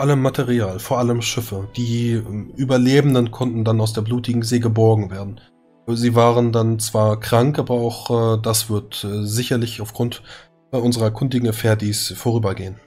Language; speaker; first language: German; native; German